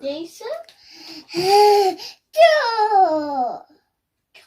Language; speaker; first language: Dutch; non-native, learner; Tigrinya